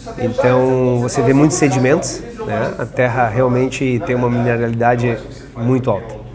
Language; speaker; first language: Portuguese; non-native, fluent; Italian